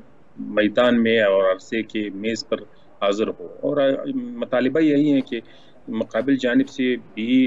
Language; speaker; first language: Hindi; non-native, learner; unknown